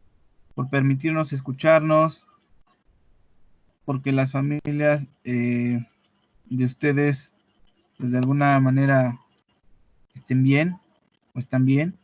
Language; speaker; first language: Spanish; native; Spanish